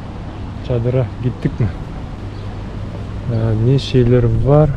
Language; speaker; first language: Turkish; non-native, learner; Bashkir